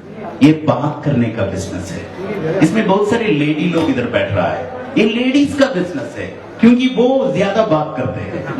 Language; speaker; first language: Hindi; non-native, fluent; Bangla